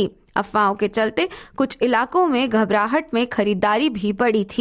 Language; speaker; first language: Hindi; native; Hindi